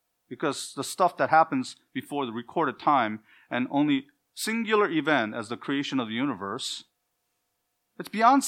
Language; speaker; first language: English; native; English